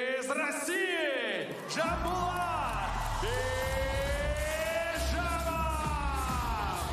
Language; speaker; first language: Russian; native; Russian